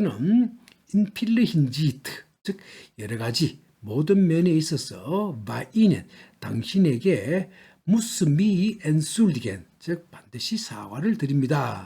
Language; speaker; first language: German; non-native, learner; Korean